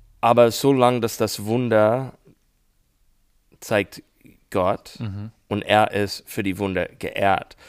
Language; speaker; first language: German; non-native, learner; English